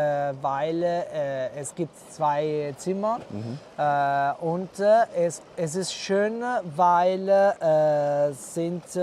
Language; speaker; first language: German; non-native, fluent; Italian